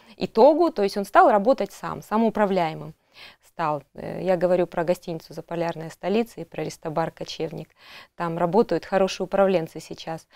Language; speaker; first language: Russian; native; Russian